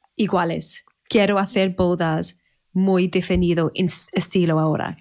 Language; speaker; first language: Spanish; non-native, fluent; English